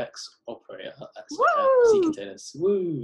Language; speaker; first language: English; native; English